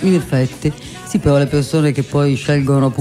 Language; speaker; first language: Italian; native; Italian